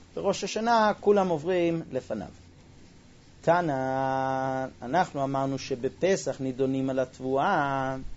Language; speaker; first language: Hebrew; non-native, fluent; English